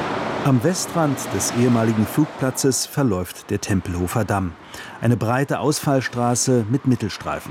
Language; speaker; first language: German; native; German